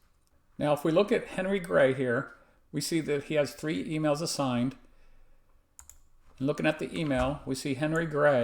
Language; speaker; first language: English; native; English